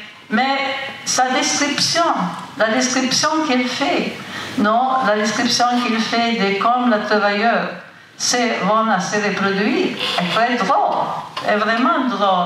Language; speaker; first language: French; non-native, fluent; Italian